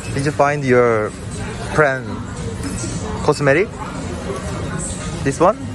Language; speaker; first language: English; non-native, learner; Korean